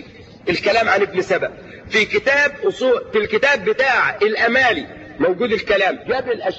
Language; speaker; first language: Arabic; native; Arabic